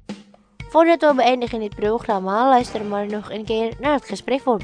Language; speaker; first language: Dutch; non-native, fluent; Indonesian